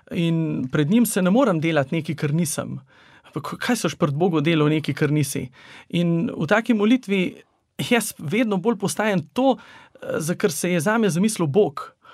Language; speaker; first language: Slovenian; native; Slovenian